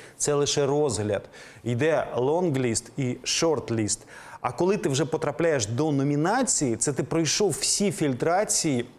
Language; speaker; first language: Ukrainian; native; Ukrainian